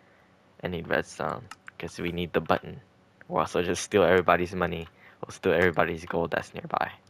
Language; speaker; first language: English; native; English